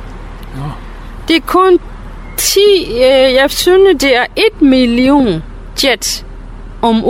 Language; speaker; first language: Danish; non-native, fluent; Burmese